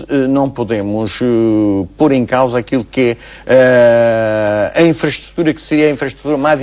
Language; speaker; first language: Portuguese; native; Portuguese